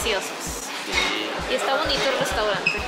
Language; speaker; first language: Spanish; native; Spanish